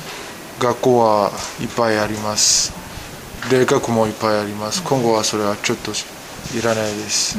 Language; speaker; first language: Japanese; non-native, learner; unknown